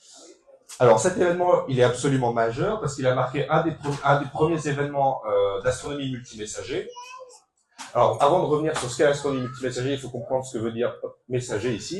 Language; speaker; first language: French; native; French